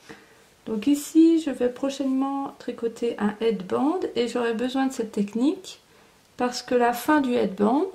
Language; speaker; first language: French; native; French